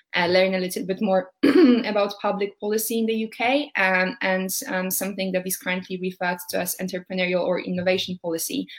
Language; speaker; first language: English; non-native, fluent; Polish